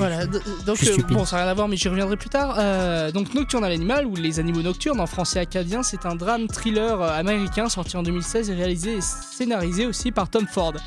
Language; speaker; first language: French; native; French